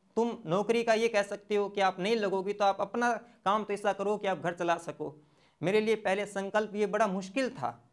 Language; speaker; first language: Hindi; native; Hindi